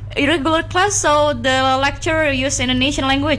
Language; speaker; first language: English; non-native, learner; Indonesian